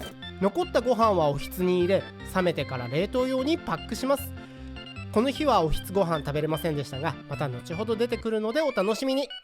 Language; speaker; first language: Japanese; native; Japanese